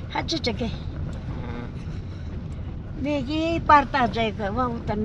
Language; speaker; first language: Hindi; non-native, local second language; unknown